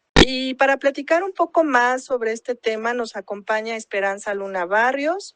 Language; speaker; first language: Spanish; native; Spanish